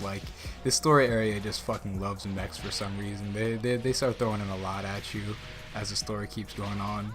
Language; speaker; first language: English; native; English